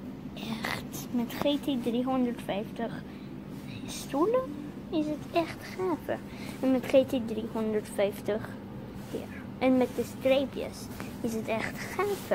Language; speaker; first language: Dutch; non-native, learner; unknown